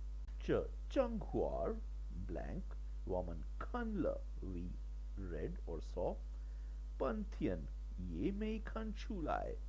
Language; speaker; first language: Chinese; non-native, learner; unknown